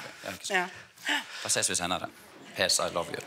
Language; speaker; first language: Norwegian; native; Norwegian